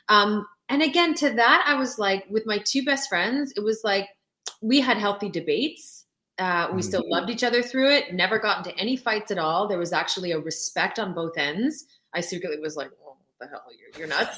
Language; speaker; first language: English; non-native, fluent; French